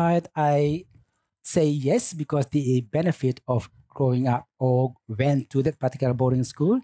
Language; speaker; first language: English; non-native, fluent; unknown